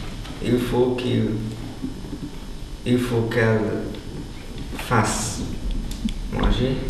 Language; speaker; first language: French; non-native, learner; Hungarian